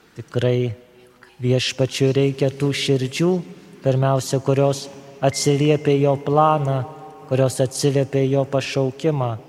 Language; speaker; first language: Lithuanian; native; Lithuanian